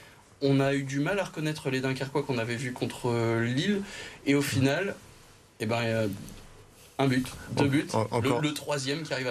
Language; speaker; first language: French; native; French